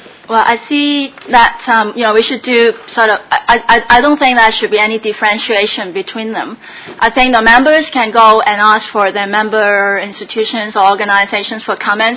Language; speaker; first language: English; non-native, local second language; Cantonese